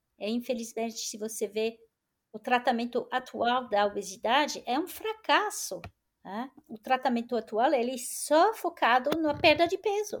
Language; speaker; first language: Portuguese; non-native, fluent; French